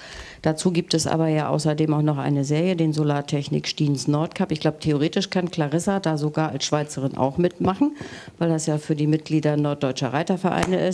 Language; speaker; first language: German; native; German